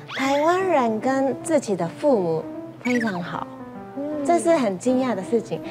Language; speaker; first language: Chinese; non-native, fluent; Japanese